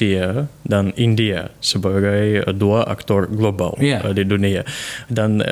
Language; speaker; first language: Indonesian; non-native, fluent; Russian